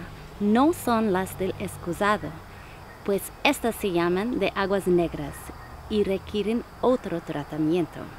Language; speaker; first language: Spanish; non-native, learner; English